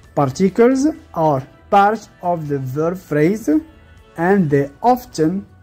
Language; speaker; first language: English; non-native, fluent; Arabic